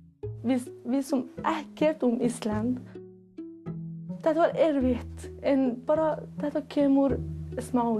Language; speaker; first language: Icelandic; non-native, learner; Persian